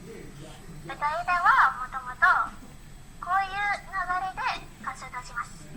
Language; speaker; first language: Japanese; non-native, learner; Indonesian